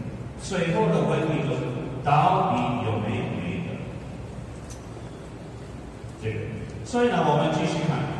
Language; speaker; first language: Chinese; non-native, fluent; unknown